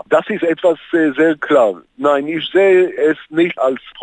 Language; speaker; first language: German; non-native, fluent; Hebrew